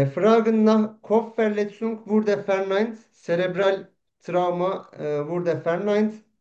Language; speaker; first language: German; non-native, fluent; Turkish